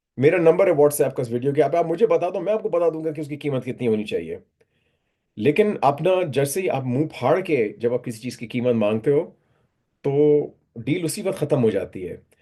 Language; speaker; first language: Urdu; native; Urdu